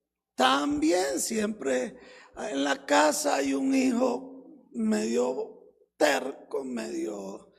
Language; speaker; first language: Spanish; native; Spanish